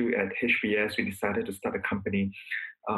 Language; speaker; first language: English; non-native, local second language; Chinese